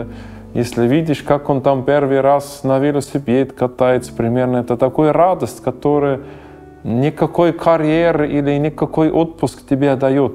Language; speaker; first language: Russian; non-native, learner; German